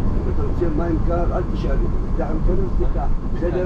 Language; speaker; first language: Hebrew; non-native, local second language; Arabic